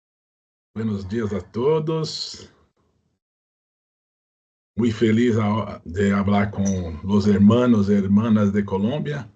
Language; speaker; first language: Spanish; non-native, learner; Portuguese